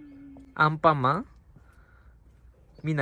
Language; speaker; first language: Japanese; non-native, fluent; Urdu